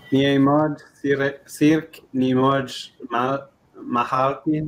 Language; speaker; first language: Polish; non-native, learner; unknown